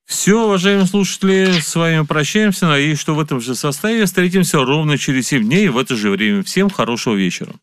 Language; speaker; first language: Russian; native; Russian